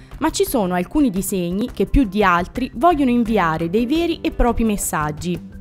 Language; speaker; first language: Italian; native; Italian